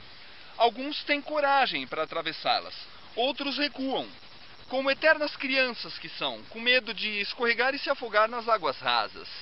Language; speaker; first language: Portuguese; native; Portuguese